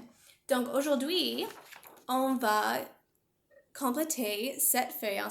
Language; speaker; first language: French; non-native, learner; English